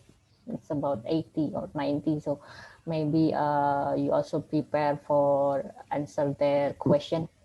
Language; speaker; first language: English; non-native, learner; Indonesian